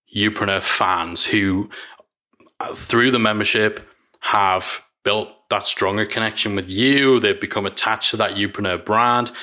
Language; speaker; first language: English; native; English